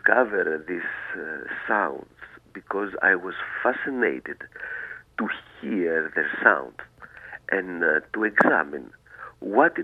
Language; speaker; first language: English; non-native, fluent; Greek